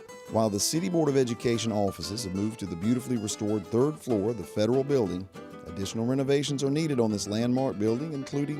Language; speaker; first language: English; native; English